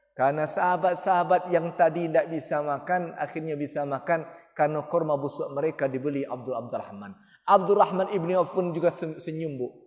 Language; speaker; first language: Malay; non-native, local second language; Minangkabau